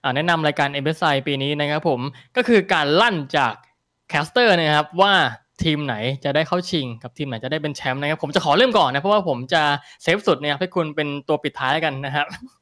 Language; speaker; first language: Thai; native; Thai